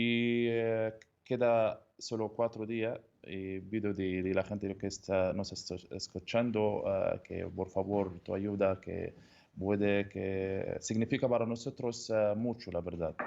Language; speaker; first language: Spanish; non-native, learner; Arabic